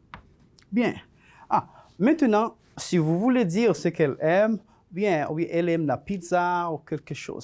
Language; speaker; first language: French; non-native, fluent; Spanish